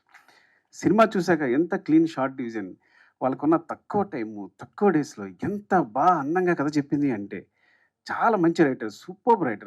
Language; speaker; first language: Telugu; native; Telugu